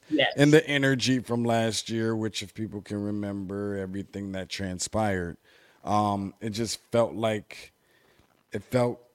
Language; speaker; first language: English; native; English